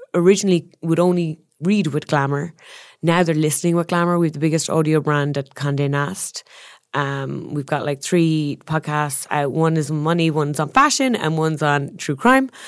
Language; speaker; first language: English; native; English